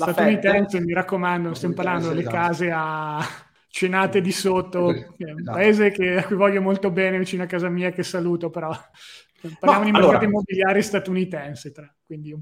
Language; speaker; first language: Italian; native; Italian